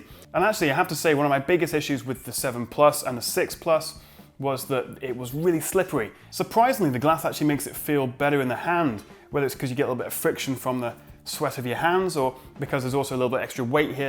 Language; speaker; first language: English; native; English